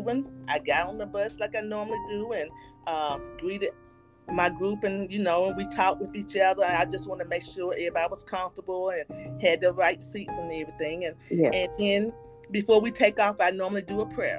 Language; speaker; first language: English; native; English